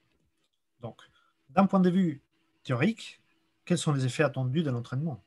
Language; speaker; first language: French; native; French